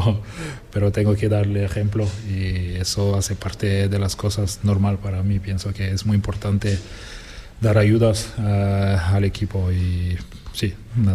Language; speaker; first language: Spanish; non-native, fluent; French